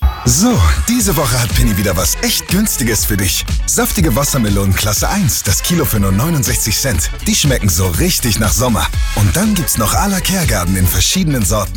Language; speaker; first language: German; native; German